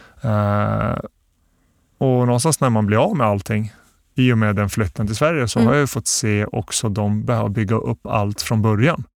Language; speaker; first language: Swedish; early bilingual, other home language; Bosnian